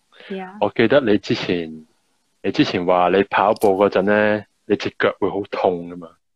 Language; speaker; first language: Chinese; early bilingual, heritage; Cantonese